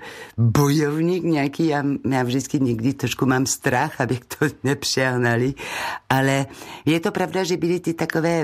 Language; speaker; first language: Czech; non-native, fluent; French